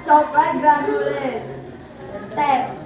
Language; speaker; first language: English; non-native, learner; Indonesian